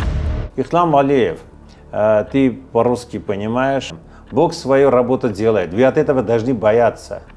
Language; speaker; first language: Russian; non-native, fluent; Armenian